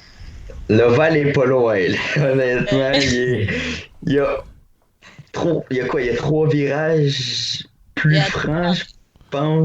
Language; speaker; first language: French; native; French